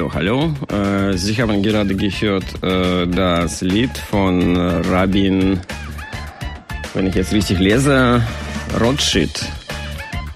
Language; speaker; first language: German; non-native, fluent; Russian